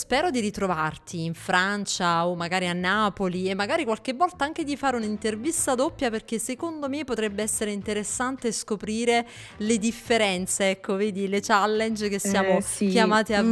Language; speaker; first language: Italian; native; Italian